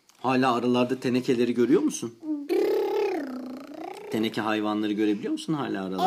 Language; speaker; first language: Turkish; native; Turkish